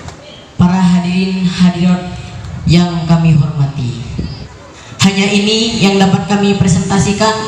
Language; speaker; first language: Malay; non-native, local second language; Madurese